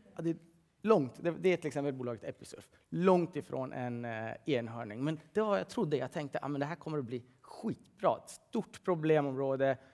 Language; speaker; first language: Swedish; early bilingual, other home language; Persian